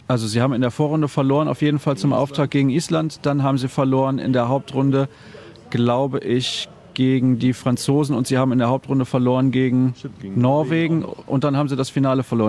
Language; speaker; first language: German; native; German